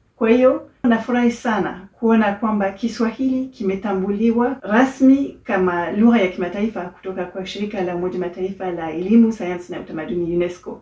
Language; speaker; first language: Swahili; non-native, fluent; French